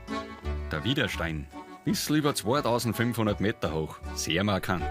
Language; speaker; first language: German; native; German